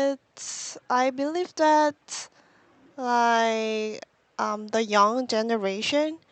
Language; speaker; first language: English; non-native, learner; Korean